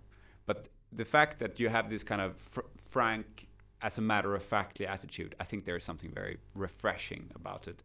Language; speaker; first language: English; non-native, fluent; Swedish